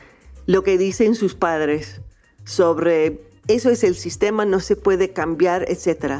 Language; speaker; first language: Spanish; non-native, fluent; English